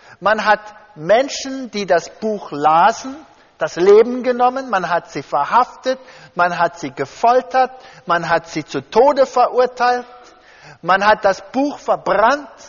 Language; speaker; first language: German; early bilingual, heritage; German